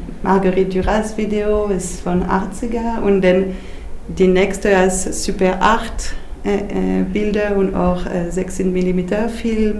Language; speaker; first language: German; non-native, learner; French